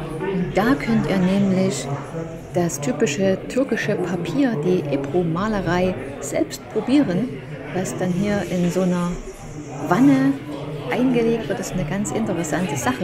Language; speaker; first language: German; native; German